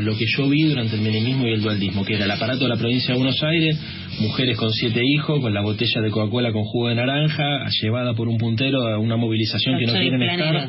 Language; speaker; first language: Spanish; native; Spanish